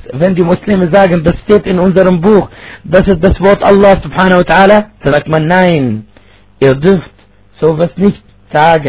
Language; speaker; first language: German; non-native, fluent; Arabic